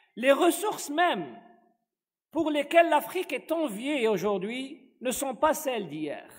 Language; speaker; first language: French; non-native, local second language; Arabic